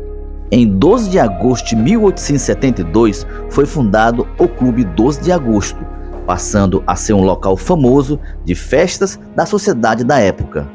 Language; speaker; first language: Portuguese; native; Portuguese